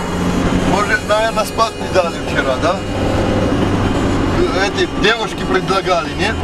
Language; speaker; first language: Russian; non-native, fluent; Georgian